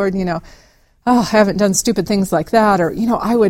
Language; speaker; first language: English; native; English